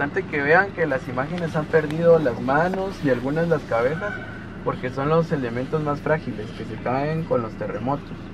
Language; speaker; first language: Spanish; native; Spanish